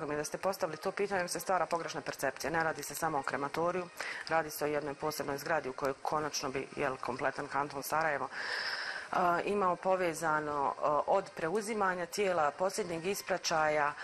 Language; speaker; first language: Croatian; native; Croatian